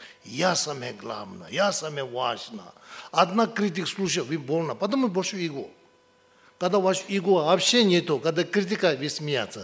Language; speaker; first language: Russian; non-native, learner; Tibetan